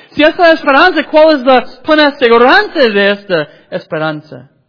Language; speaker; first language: Spanish; non-native, fluent; English